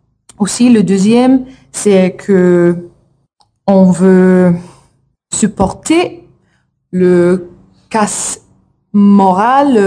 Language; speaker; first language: French; non-native, learner; English